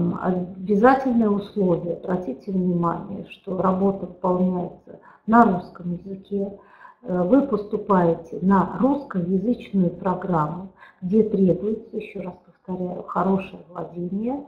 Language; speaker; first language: Russian; native; Russian